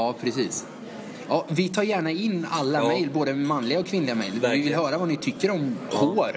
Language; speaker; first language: Swedish; native; Swedish